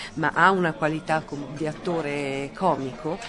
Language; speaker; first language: Italian; native; Italian